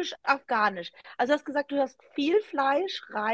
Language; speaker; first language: German; native; German